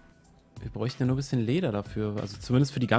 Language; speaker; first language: German; native; German